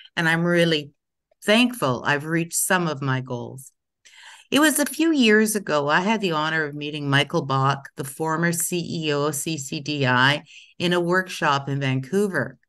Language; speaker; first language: English; native; English